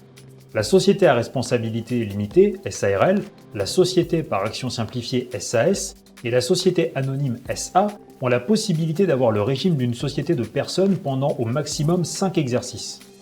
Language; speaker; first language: French; native; French